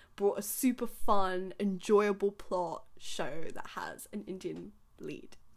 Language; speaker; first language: English; early bilingual, other home language; Hindi